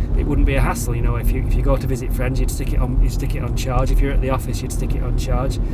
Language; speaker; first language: English; native; English